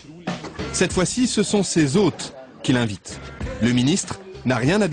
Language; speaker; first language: French; native; French